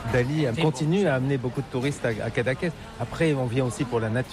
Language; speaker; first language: French; native; French